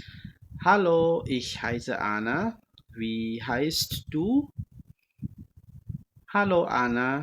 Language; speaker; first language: German; non-native, fluent; Khmer